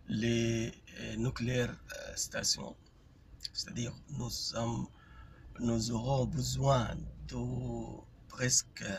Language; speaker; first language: French; non-native, fluent; Arabic